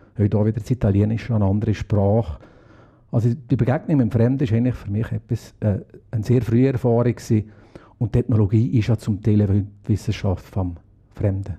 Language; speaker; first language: German; native; German